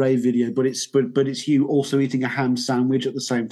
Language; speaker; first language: English; native; English